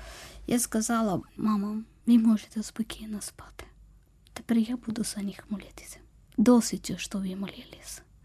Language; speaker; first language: Ukrainian; non-native, learner; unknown